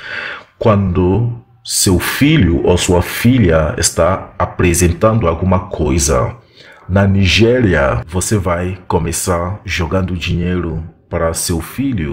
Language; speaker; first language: Portuguese; non-native, fluent; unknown